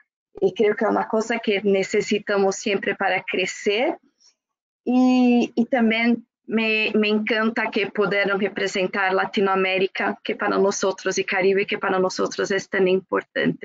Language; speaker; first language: Spanish; non-native, fluent; Portuguese